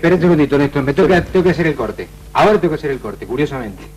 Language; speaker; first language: Spanish; native; Spanish